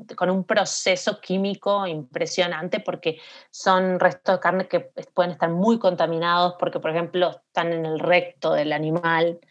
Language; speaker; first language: Spanish; native; Spanish